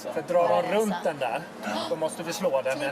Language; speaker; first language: Swedish; native; Swedish